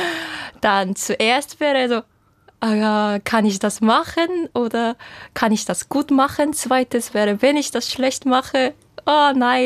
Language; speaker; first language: German; non-native, fluent; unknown